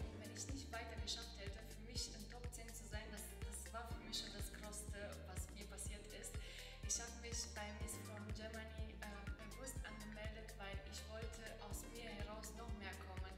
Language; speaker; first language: German; non-native, fluent; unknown